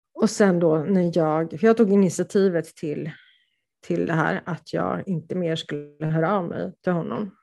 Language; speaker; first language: Swedish; early bilingual, other home language; Polish